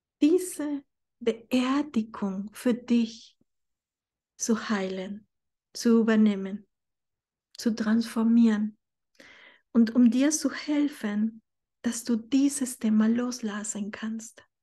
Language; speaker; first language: German; non-native, fluent; Spanish